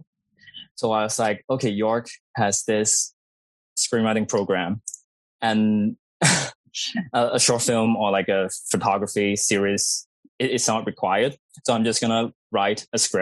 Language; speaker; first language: English; non-native, fluent; Cantonese